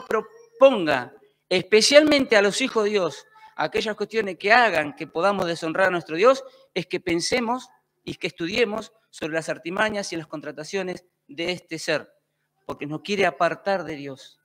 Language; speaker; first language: Spanish; native; Spanish